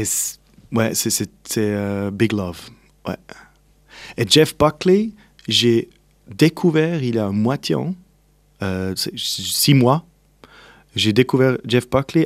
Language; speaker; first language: French; non-native, local second language; Swiss German